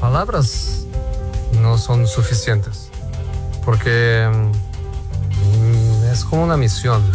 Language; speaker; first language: Spanish; non-native, fluent; Portuguese